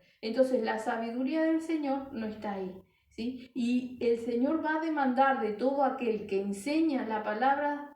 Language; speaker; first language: Spanish; native; Spanish